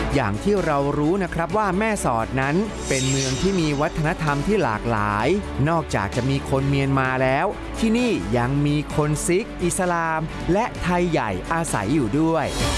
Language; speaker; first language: Thai; native; Thai